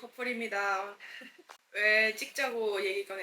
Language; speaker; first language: Korean; non-native, fluent; Chinese